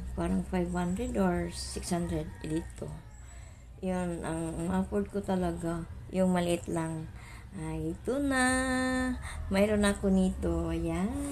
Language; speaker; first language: Filipino; non-native, local second language; Cebuano